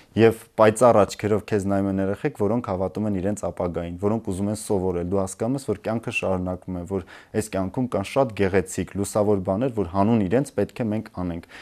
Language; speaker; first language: Armenian; native; Armenian